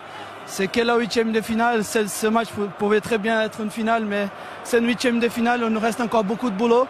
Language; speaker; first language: French; non-native, fluent; Portuguese